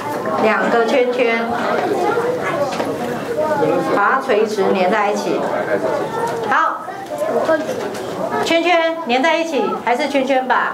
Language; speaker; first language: Chinese; native; Chinese